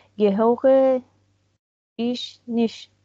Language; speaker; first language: German; non-native, learner; Persian